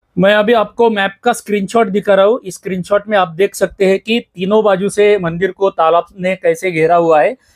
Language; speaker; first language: Hindi; non-native, local second language; Marathi